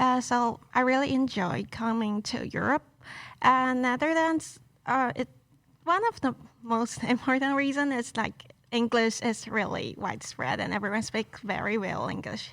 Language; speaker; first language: English; non-native, local second language; Chinese